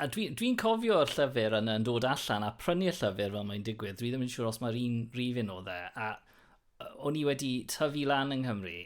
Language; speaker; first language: Welsh; non-native, local second language; English